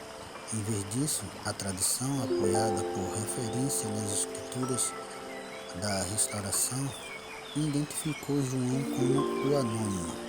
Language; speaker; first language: Portuguese; native; Portuguese